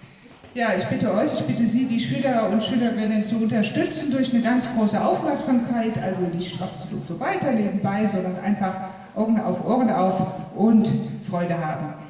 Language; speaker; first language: German; native; German